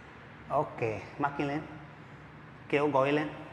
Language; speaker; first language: Vietnamese; non-native, learner; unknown